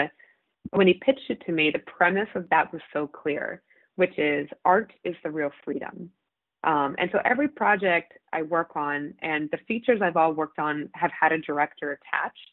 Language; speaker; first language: English; native; English